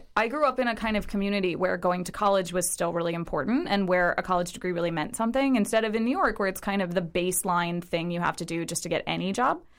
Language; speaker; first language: English; early bilingual, other home language; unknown